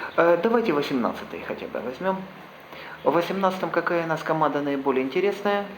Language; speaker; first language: Russian; native; Russian